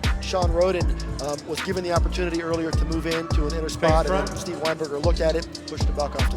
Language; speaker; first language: English; native; English